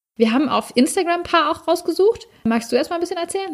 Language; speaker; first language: German; native; German